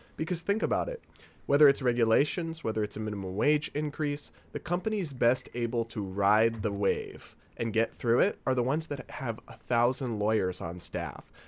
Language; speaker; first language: English; native; English